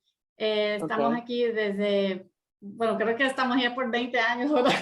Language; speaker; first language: Spanish; early bilingual, heritage; Spanish